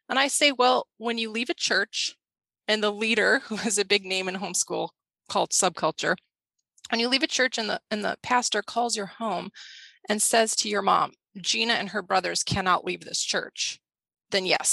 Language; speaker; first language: English; native; English